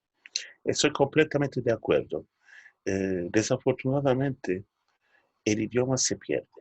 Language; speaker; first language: Spanish; non-native, fluent; Turkish